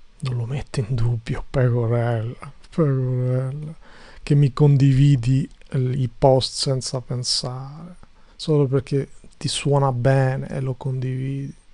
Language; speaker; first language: Italian; non-native, fluent; Albanian